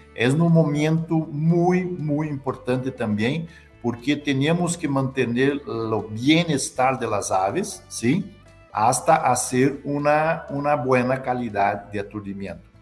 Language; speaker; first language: Spanish; non-native, learner; Portuguese